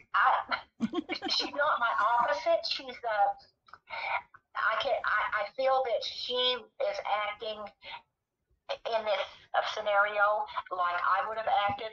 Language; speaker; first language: English; native; English